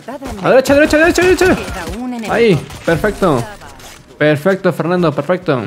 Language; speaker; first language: Spanish; native; Spanish